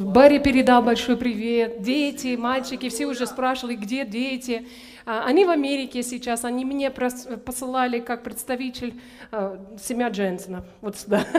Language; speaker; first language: Russian; non-native, learner; English